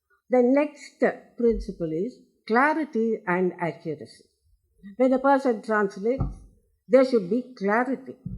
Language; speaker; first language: English; non-native, local second language; Tamil